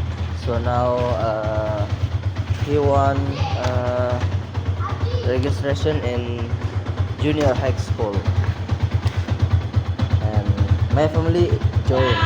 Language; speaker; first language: English; non-native, learner; Indonesian